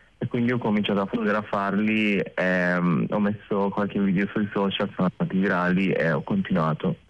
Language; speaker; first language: Italian; non-native, learner; Persian